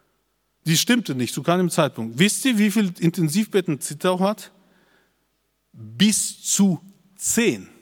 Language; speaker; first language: German; native; German